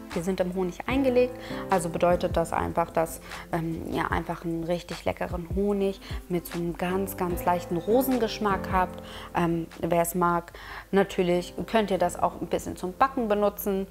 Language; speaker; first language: German; native; German